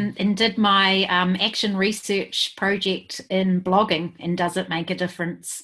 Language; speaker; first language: English; native; English